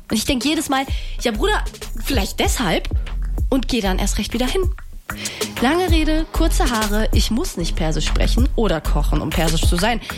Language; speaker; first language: German; early bilingual, other home language; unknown